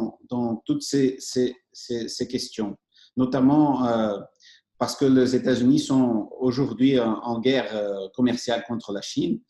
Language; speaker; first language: French; non-native, fluent; Portuguese